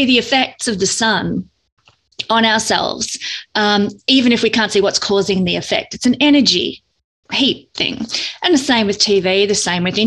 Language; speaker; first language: English; native; English